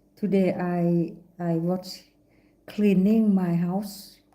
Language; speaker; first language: English; non-native, learner; Thai